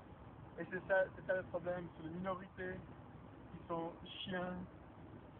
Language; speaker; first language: French; non-native, fluent; Hebrew